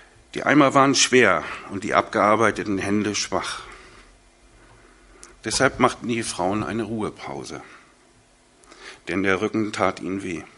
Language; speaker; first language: German; native; German